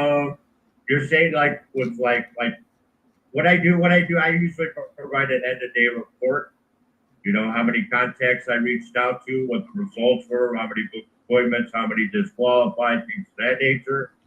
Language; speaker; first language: English; native; English